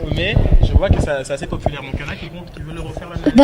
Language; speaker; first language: French; native; French